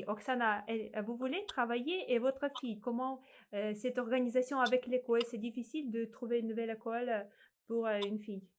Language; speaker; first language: French; non-native, fluent; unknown